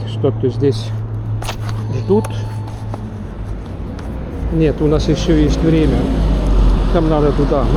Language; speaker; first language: Russian; non-native, local second language; Estonian